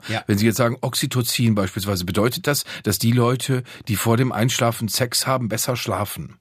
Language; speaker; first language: German; native; German